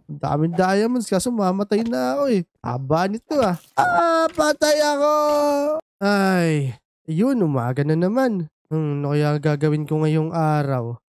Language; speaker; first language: Filipino; native; Filipino